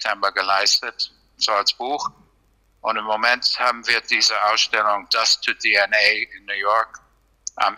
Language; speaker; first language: German; non-native, fluent; English